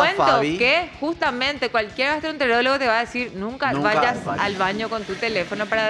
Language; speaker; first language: Spanish; native; Spanish